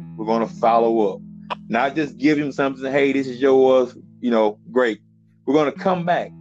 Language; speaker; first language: English; native; English